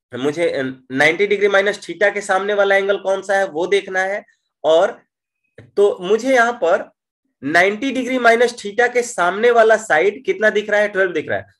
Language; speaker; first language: Hindi; native; Hindi